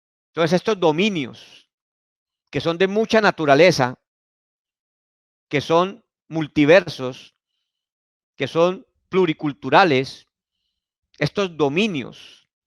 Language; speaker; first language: Spanish; native; Spanish